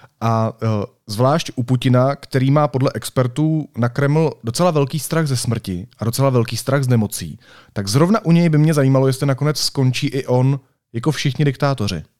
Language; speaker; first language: Czech; native; Czech